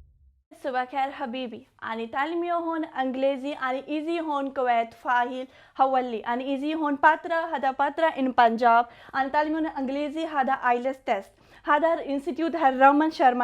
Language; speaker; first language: Arabic; non-native, learner; Punjabi